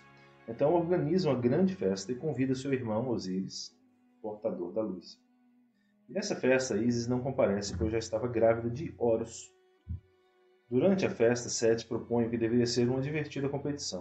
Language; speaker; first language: Portuguese; native; Portuguese